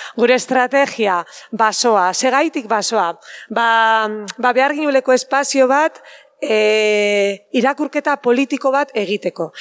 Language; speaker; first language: Basque; native; Basque